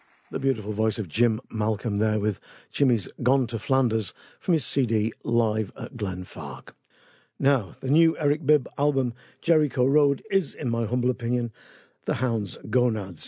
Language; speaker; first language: English; native; English